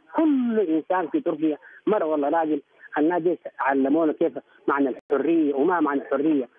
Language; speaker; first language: Arabic; native; Arabic